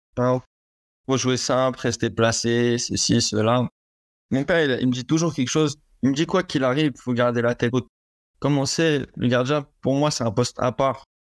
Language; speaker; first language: French; native; French